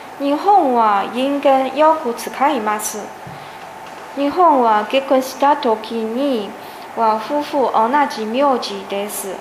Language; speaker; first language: Japanese; non-native, learner; Chinese